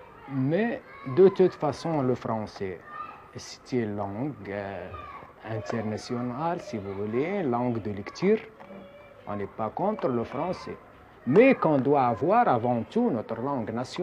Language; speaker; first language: French; non-native, local second language; Arabic